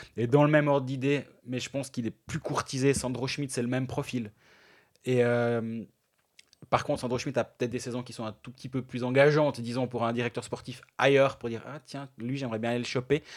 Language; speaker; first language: French; native; French